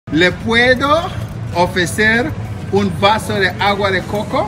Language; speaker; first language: Spanish; non-native, learner; English